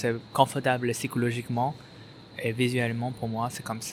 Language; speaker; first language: French; non-native, fluent; Chinese